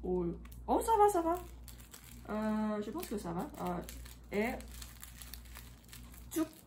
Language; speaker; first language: French; non-native, learner; English